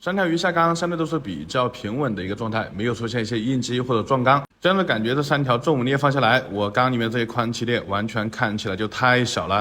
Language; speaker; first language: Chinese; native; Chinese